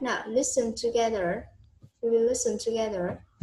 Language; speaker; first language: English; non-native, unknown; Vietnamese